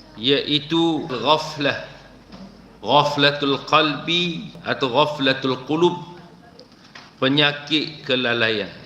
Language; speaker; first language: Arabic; non-native, fluent; Malay